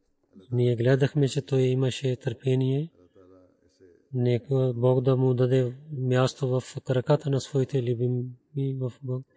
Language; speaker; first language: Bulgarian; non-native, learner; Urdu